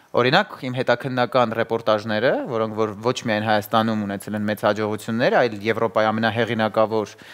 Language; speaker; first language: Armenian; native; Armenian